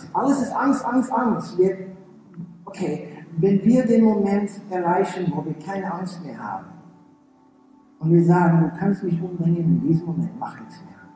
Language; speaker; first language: German; early bilingual, heritage; English